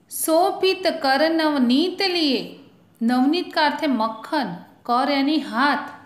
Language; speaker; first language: Hindi; non-native, local second language; Gujarati